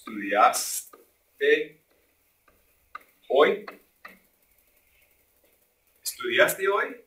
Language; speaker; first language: Spanish; non-native, fluent; English